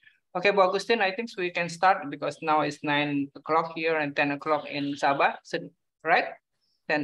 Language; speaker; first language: English; non-native, fluent; Indonesian